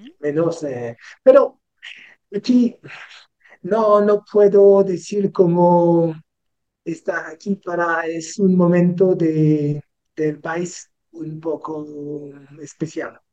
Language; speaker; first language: Spanish; non-native, learner; French